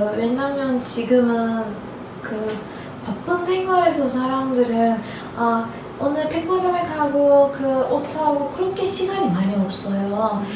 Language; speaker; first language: Korean; non-native, learner; Turkish